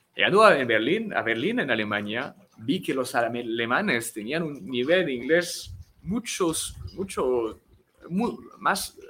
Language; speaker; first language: Spanish; non-native, fluent; French